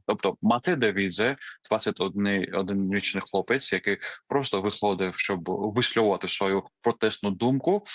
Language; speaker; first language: Ukrainian; non-native, fluent; Georgian